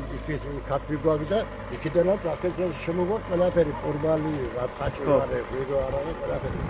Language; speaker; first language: Georgian; non-native, local second language; Mingrelian